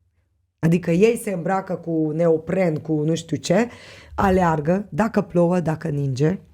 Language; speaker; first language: Romanian; non-native, local second language; Hungarian